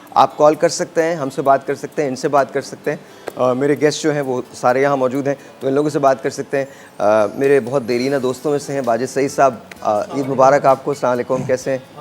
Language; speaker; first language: Urdu; native; Urdu